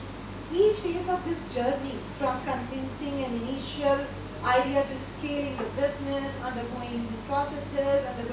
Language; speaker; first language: English; non-native, local second language; Hindi